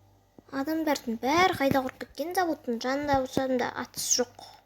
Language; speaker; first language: Kazakh; native; Kazakh